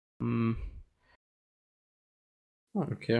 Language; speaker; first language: German; native; German